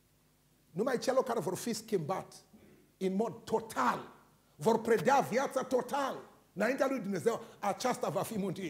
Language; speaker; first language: Romanian; non-native, learner; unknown